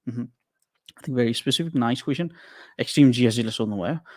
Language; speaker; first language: English; non-native, local second language; Nepali